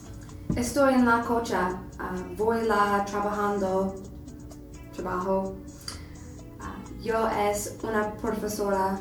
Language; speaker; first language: Spanish; non-native, learner; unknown